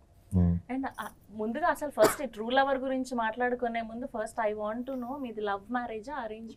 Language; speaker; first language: Telugu; native; Telugu